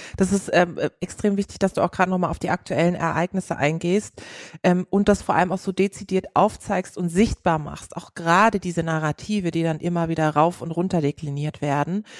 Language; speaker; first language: German; early bilingual, other home language; Turkish